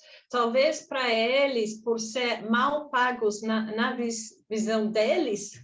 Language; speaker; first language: Portuguese; non-native, fluent; English